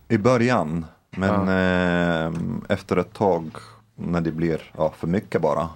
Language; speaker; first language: Swedish; non-native, fluent; Arabic